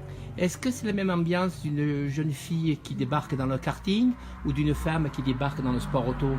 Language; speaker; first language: French; native; French